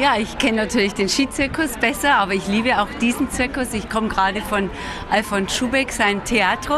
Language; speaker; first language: German; native; German